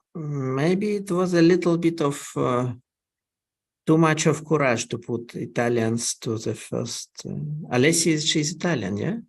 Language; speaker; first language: English; non-native, fluent; Russian